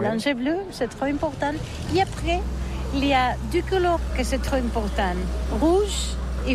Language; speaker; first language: French; non-native, learner; Catalan